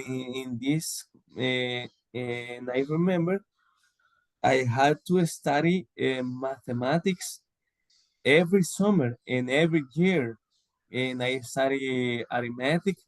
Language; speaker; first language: English; non-native, learner; Spanish